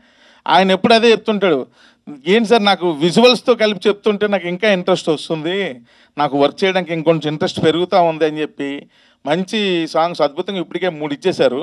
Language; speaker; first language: Telugu; native; Telugu